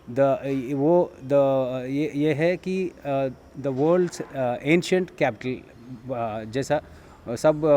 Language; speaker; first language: Hindi; non-native, local second language; Telugu